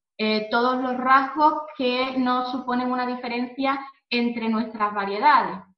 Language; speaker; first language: Spanish; native; Spanish